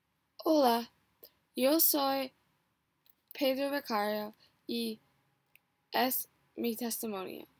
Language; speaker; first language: Spanish; non-native, learner; English